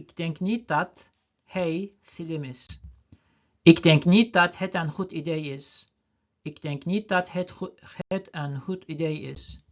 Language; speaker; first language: Dutch; non-native, learner; Turkish